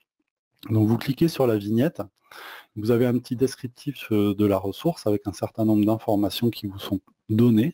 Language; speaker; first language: French; native; French